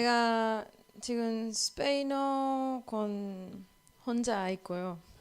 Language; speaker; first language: Korean; non-native, learner; Spanish